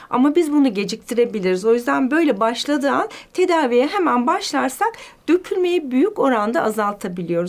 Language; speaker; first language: Turkish; native; Turkish